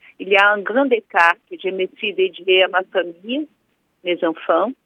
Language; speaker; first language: French; non-native, fluent; Portuguese